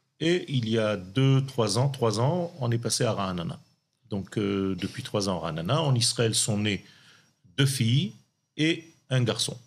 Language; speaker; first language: French; non-native, local second language; Hebrew